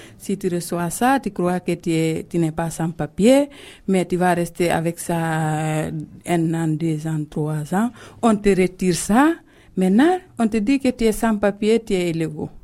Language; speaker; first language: French; non-native, local second language; Fula